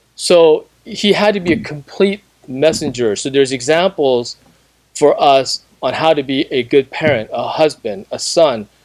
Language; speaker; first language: English; native; English